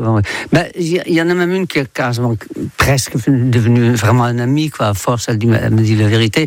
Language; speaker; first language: French; non-native, fluent; Dutch